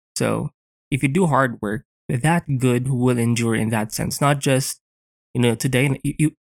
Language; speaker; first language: English; non-native, local second language; Filipino